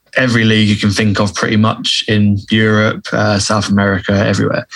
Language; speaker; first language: English; native; English